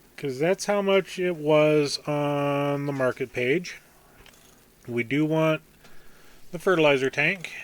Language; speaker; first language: English; native; English